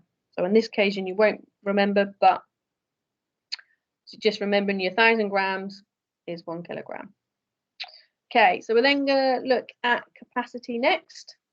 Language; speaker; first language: English; native; English